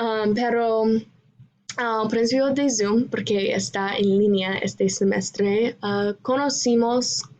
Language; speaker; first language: Spanish; non-native, learner; English